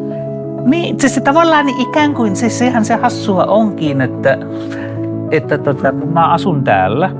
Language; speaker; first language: Finnish; early bilingual, other home language; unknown